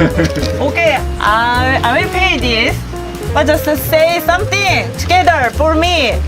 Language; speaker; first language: English; non-native, learner; Korean